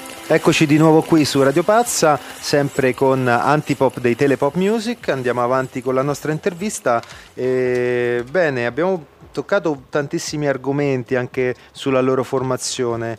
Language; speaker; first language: Italian; native; Italian